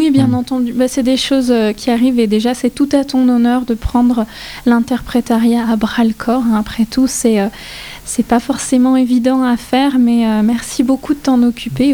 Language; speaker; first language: French; native; French